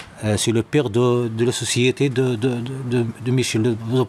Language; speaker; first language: French; non-native, local second language; Arabic